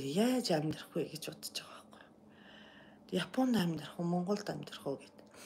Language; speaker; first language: Mongolian; non-native, fluent; Japanese